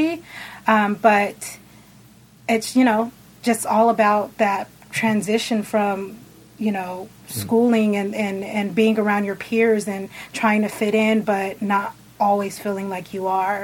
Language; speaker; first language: English; native; English